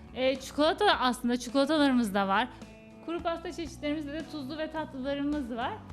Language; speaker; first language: Turkish; native; Turkish